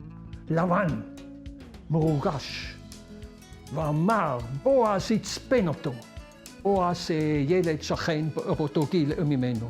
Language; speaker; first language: Hebrew; non-native, fluent; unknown